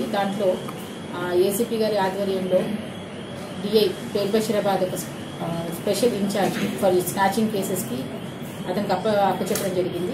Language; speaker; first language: Telugu; native; Telugu